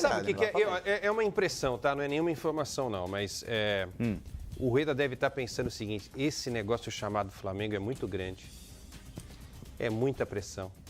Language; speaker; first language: Portuguese; native; Portuguese